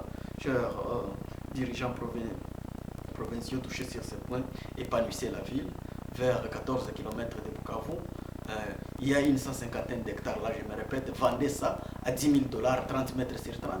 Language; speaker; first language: French; non-native, local second language; Swahili